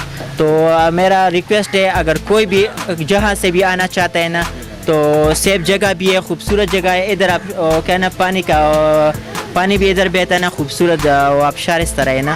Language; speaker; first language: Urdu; non-native, local second language; Pashto